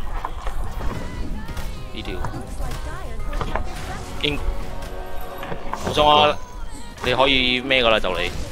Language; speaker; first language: Chinese; native; Chinese